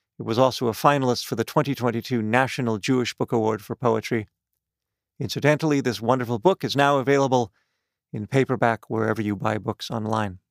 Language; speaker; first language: English; native; English